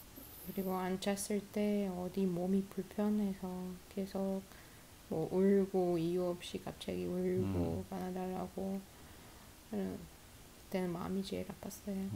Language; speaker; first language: Korean; non-native, fluent; Russian